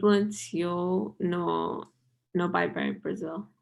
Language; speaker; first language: Portuguese; non-native, learner; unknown